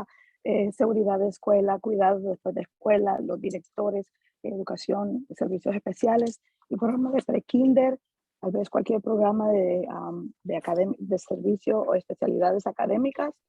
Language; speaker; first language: Spanish; native; Spanish